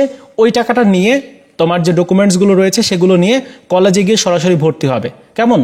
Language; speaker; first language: Bangla; native; Bangla